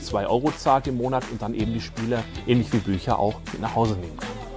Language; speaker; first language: German; native; German